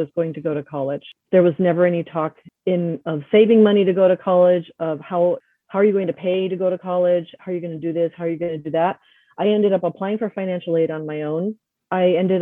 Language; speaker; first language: English; early bilingual, other home language; Spanish